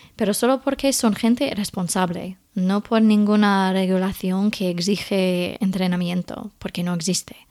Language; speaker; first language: Spanish; non-native, fluent; English